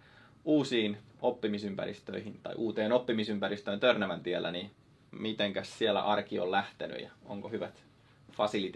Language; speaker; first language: Finnish; native; Finnish